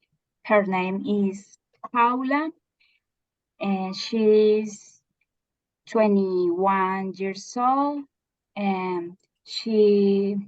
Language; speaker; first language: English; non-native, learner; Spanish